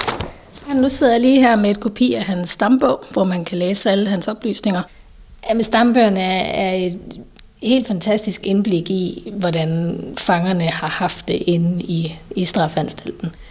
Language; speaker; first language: Danish; native; Danish